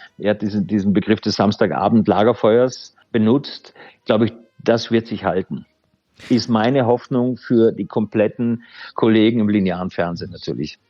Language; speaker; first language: German; native; German